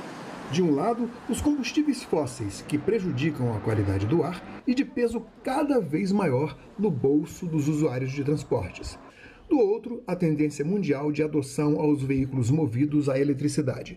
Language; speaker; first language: Portuguese; native; Portuguese